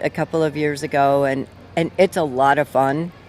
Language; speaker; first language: English; native; English